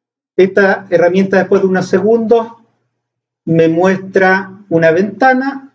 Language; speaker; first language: Spanish; native; Spanish